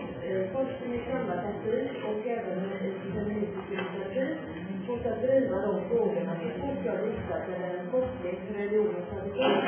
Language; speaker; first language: Swedish; non-native, fluent; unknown